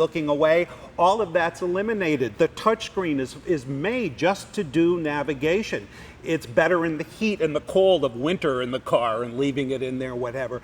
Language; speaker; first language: English; native; English